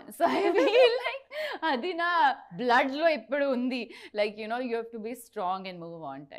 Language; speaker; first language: Telugu; non-native, learner; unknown